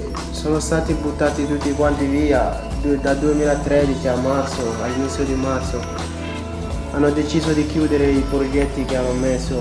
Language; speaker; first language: Italian; non-native, learner; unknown